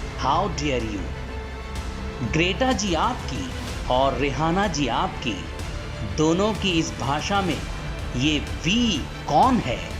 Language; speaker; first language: Hindi; native; Hindi